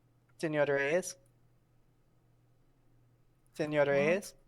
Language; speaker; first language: Spanish; non-native, learner; English